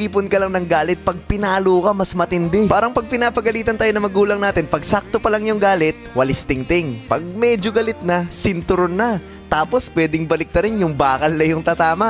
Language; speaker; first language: Filipino; native; Filipino